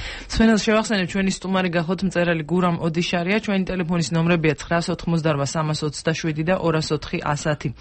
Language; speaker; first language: Georgian; native; Georgian